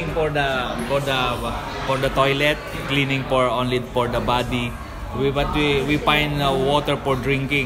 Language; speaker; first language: English; non-native, local second language; Filipino